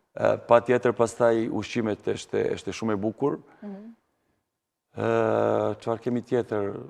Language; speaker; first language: Albanian; non-native, learner; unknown